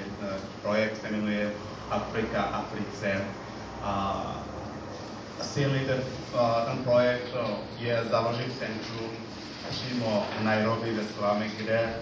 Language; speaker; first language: Czech; non-native, learner; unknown